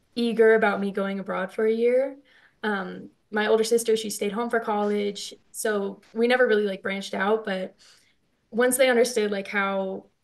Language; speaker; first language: English; native; English